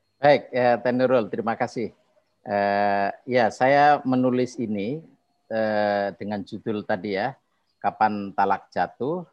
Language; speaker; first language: Indonesian; non-native, local second language; Javanese